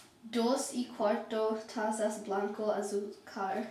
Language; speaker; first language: Spanish; non-native, learner; English